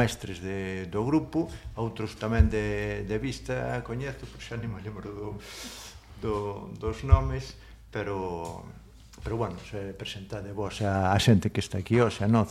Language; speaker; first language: Galician; non-native, local second language; Spanish